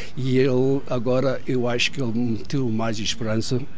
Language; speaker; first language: Portuguese; native; Portuguese